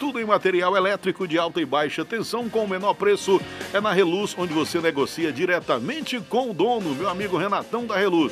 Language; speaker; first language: Portuguese; native; Portuguese